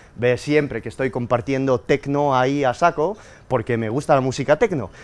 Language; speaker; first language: Spanish; early bilingual, heritage; French